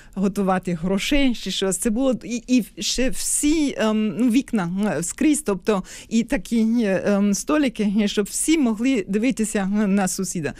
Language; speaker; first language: Ukrainian; non-native, fluent; German